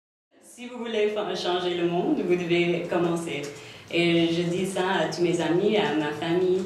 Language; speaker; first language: French; non-native, local second language; English